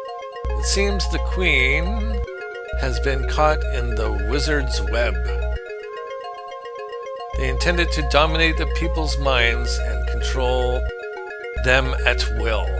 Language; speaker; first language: English; native; English